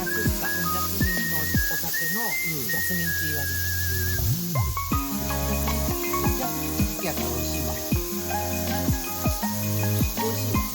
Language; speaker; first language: Japanese; native; Japanese